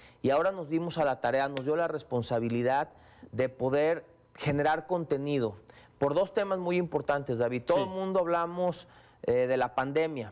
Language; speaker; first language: Spanish; native; Spanish